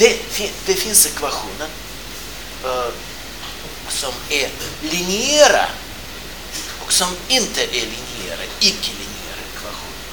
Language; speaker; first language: Swedish; non-native, fluent; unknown